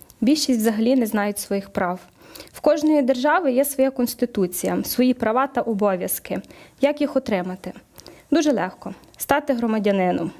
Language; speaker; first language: Ukrainian; native; Ukrainian